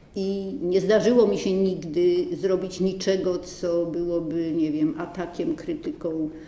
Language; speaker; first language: Polish; native; Polish